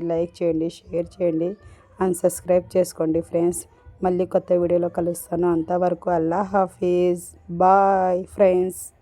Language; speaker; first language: Telugu; non-native, local second language; Urdu